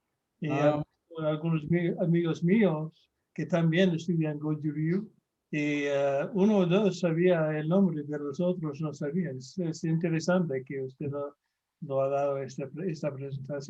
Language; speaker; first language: Spanish; non-native, fluent; English